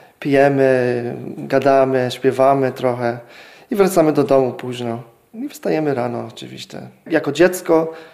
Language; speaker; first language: Polish; non-native, fluent; English